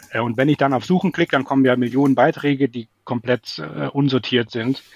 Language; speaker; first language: German; native; German